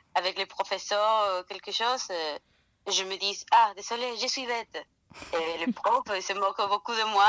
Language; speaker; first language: French; non-native, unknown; Spanish